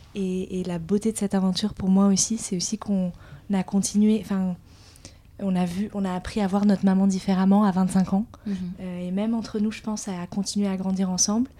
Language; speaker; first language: French; native; French